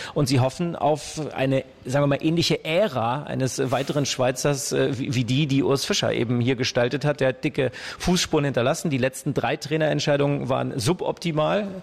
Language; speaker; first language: German; native; German